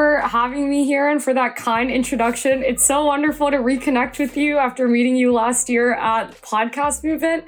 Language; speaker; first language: English; native; English